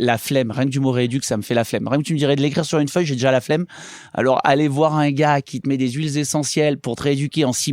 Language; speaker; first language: French; native; French